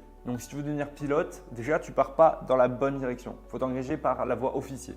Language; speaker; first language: French; native; French